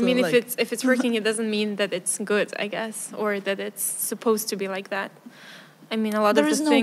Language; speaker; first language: English; non-native, fluent; Serbian